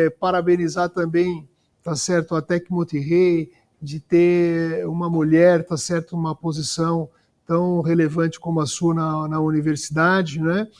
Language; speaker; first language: Portuguese; native; Portuguese